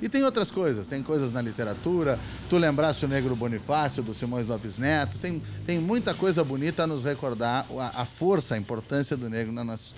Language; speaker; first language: Portuguese; native; Portuguese